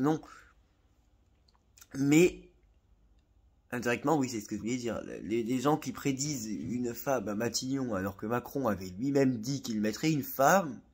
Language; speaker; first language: French; native; French